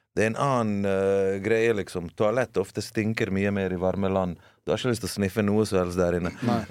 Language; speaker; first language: Norwegian; early bilingual, other home language; Bosnian